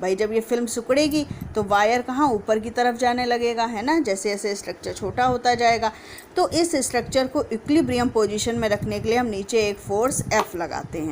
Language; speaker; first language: Hindi; native; Hindi